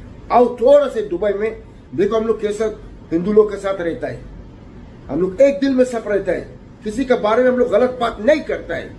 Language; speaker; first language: Hindi; non-native, fluent; Arabic